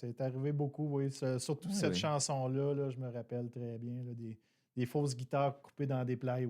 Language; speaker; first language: French; native; French